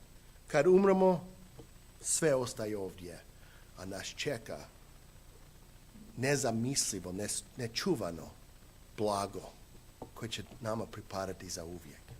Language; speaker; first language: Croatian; non-native, fluent; English